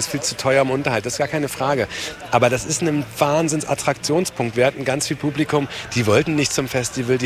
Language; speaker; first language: German; native; German